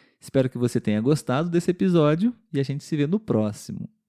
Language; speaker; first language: Portuguese; native; Portuguese